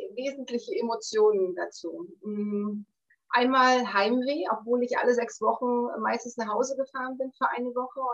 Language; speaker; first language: German; native; German